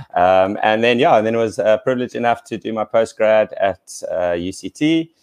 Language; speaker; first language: English; native; English